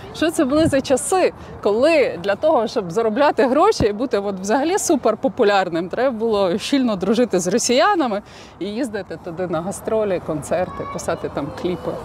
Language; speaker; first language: Ukrainian; native; Ukrainian